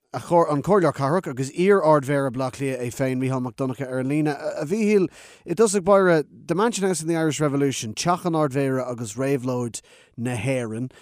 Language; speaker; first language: Irish; non-native, local second language; English